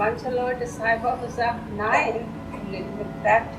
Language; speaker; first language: German; non-native, learner; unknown